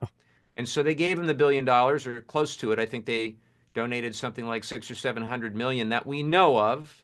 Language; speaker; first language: English; native; English